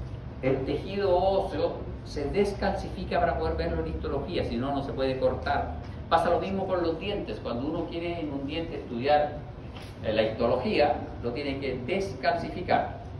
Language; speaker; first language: Spanish; native; Spanish